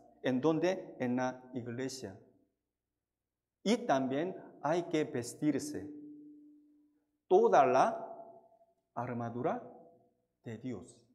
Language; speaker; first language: Spanish; non-native, fluent; Korean